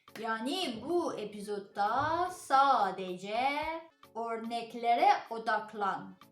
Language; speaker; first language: Turkish; non-native, learner; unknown